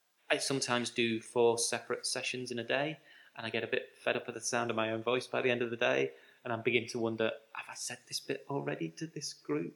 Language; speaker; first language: English; native; English